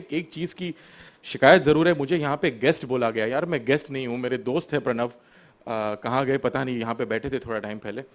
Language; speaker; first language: Hindi; non-native, local second language; Marathi